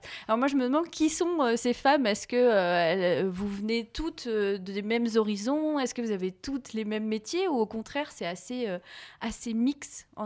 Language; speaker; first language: French; native; French